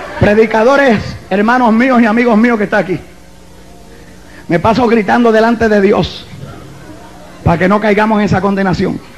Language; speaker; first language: Spanish; native; Spanish